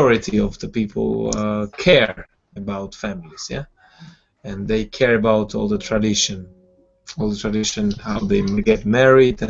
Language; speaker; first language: English; non-native, fluent; Georgian